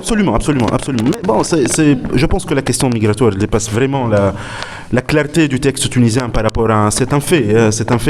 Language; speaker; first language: French; non-native, local second language; Arabic